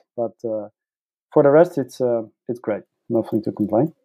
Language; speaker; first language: English; non-native, fluent; Dutch